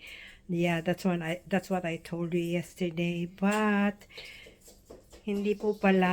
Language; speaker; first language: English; non-native, local second language; Filipino